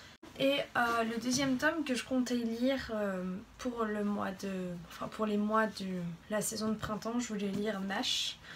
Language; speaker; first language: French; native; French